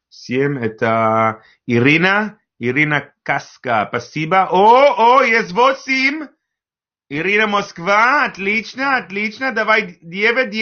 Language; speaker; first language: Russian; non-native, learner; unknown